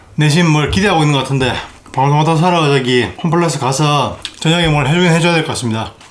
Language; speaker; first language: Korean; native; Korean